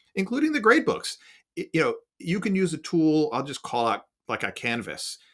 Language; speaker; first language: English; native; English